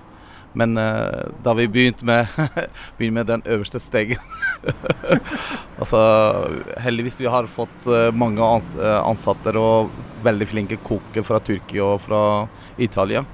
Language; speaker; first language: Norwegian; non-native, learner; Turkish